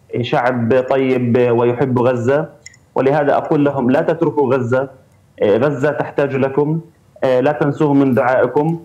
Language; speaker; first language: Arabic; native; Arabic